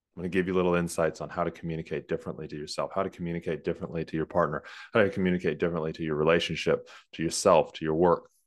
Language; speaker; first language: English; native; English